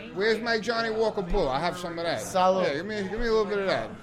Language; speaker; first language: English; native; English